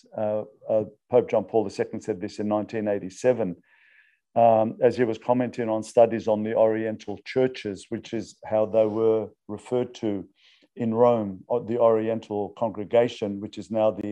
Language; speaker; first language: English; native; English